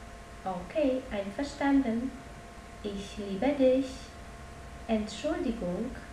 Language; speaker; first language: German; non-native, fluent; Polish